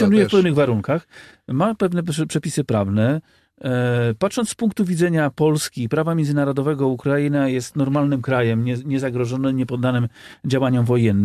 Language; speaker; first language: Polish; native; Polish